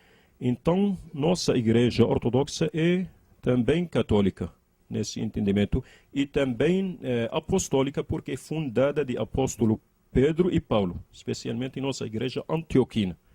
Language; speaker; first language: Portuguese; non-native, learner; Arabic